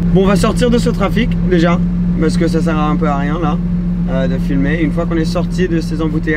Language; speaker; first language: French; native; French